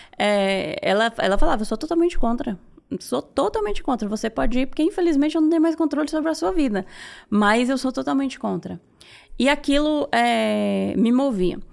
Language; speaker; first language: Portuguese; native; Portuguese